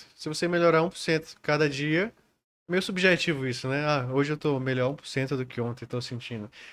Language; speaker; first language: Portuguese; native; Portuguese